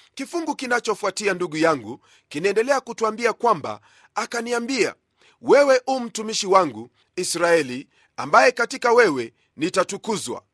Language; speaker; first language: Swahili; non-native, local second language; Luyia